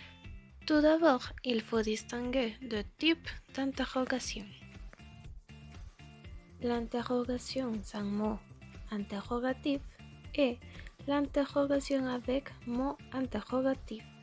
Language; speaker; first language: French; non-native, learner; Spanish